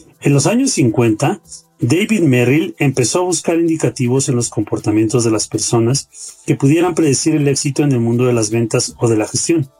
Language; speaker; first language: Spanish; native; Spanish